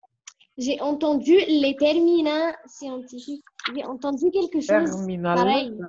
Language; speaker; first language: French; non-native, learner; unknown